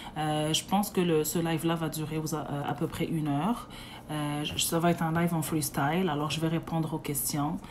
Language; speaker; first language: French; non-native, local second language; Arabic